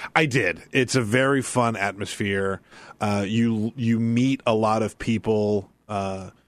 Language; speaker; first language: English; native; English